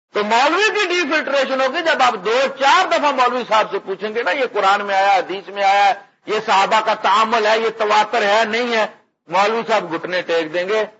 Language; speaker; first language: Urdu; non-native, local second language; Punjabi